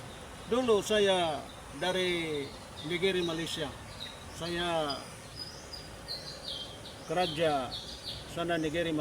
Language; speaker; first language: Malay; non-native, learner; Cebuano